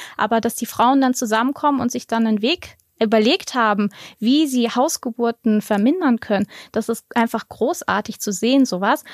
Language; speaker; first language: German; native; German